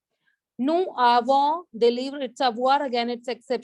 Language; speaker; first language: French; non-native, fluent; Hindi